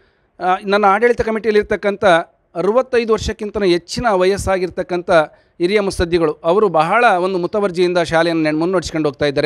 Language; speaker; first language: Kannada; native; Kannada